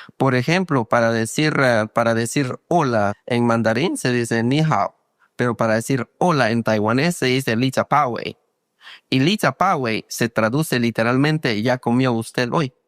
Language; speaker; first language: Spanish; non-native, local second language; Kaqchikel